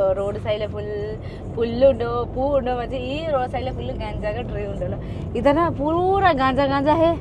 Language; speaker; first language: Malayalam; non-native, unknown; Nepali